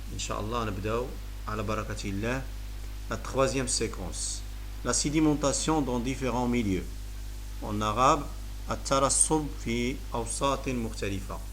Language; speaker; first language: French; non-native, local second language; Arabic